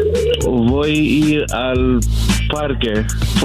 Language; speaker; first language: Spanish; non-native, learner; English